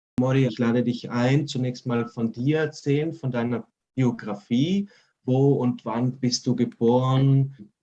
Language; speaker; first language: German; native; German